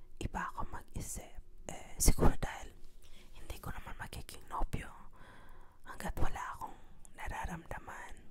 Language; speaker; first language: Filipino; native; Filipino